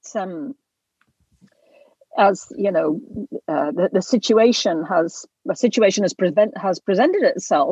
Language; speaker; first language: English; native; English